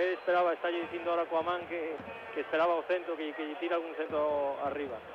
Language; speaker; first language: Spanish; native; Spanish